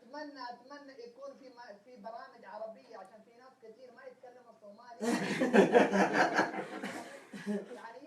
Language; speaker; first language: Arabic; early bilingual, other home language; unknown